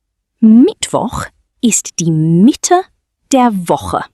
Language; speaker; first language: German; non-native, fluent; English